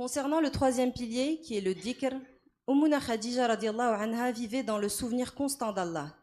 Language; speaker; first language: French; non-native, local second language; Arabic